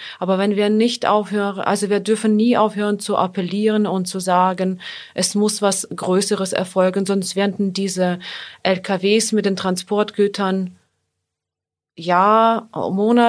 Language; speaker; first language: German; non-native, fluent; Ukrainian